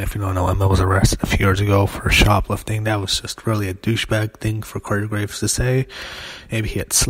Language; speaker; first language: English; native; English